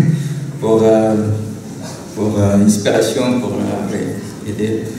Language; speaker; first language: French; non-native, learner; Russian